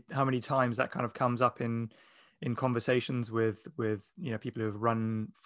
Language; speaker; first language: English; native; English